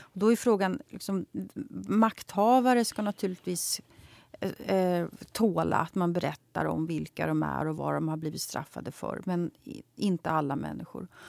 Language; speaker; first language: Swedish; native; Swedish